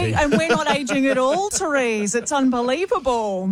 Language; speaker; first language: English; native; English